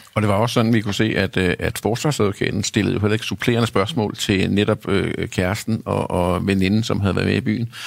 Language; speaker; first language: Danish; native; Danish